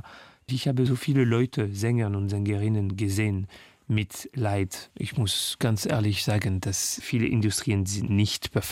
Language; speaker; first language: German; non-native, fluent; French